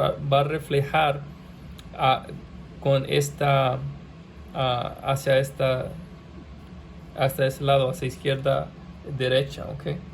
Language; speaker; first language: Spanish; early bilingual, heritage; Spanish